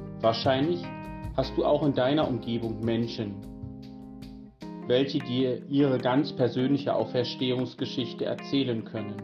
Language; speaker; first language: German; native; German